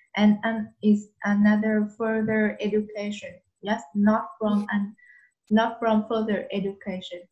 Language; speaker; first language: English; non-native, fluent; Vietnamese